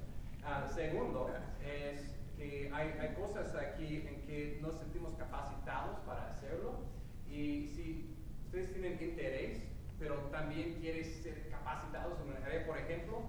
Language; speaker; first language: Spanish; non-native, learner; English